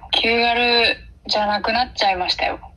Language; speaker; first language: Japanese; native; Japanese